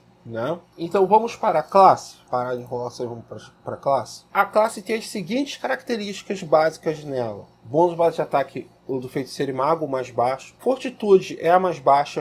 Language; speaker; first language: Portuguese; native; Portuguese